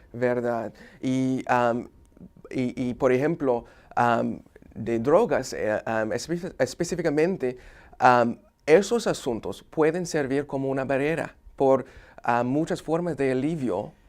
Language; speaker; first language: Spanish; non-native, fluent; English